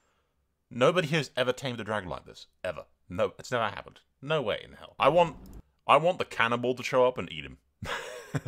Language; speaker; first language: English; native; English